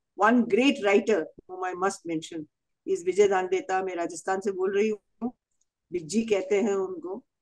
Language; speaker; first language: Hindi; non-native, local second language; Tamil